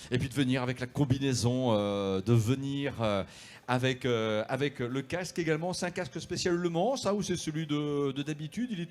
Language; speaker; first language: French; native; French